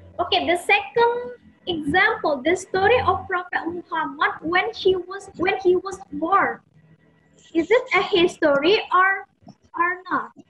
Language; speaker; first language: English; non-native, fluent; Indonesian